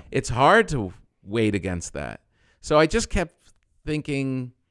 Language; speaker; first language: English; native; English